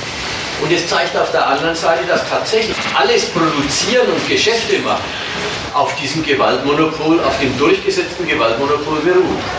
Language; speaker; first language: German; native; German